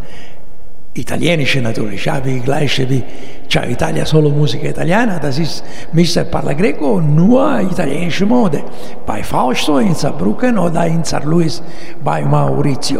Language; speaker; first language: German; non-native, learner; Italian